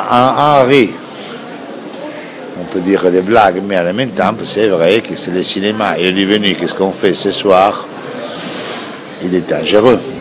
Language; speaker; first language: French; non-native, fluent; Italian